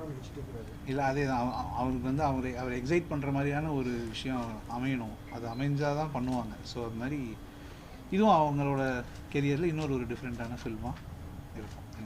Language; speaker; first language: Tamil; native; Tamil